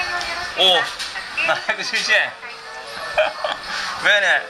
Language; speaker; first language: Italian; non-native, learner; Japanese